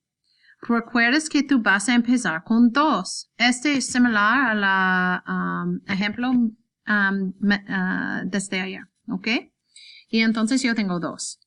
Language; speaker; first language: Spanish; non-native, learner; English